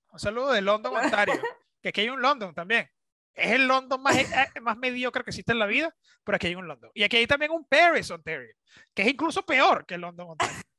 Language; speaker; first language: Spanish; native; Spanish